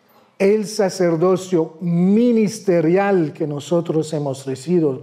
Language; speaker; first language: Spanish; non-native, fluent; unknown